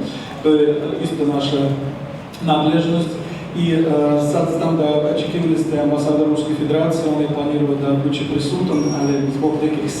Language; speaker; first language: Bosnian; non-native, fluent; Russian